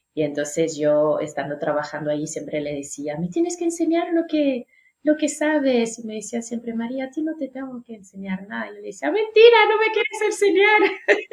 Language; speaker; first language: Spanish; non-native, fluent; French